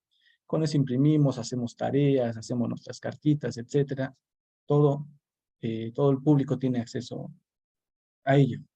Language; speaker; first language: Spanish; native; Spanish